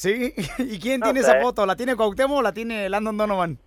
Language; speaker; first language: Spanish; native; Spanish